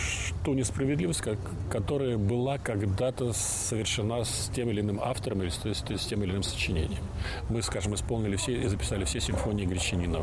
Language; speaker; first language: Russian; native; Russian